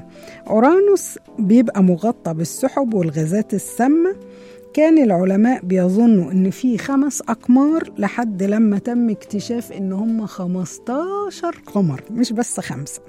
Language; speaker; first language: Arabic; native; Arabic